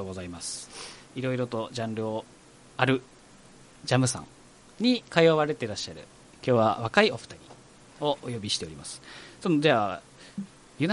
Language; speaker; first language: Japanese; native; Japanese